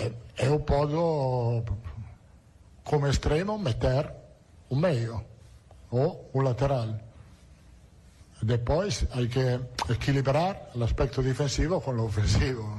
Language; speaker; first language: Portuguese; non-native, learner; Italian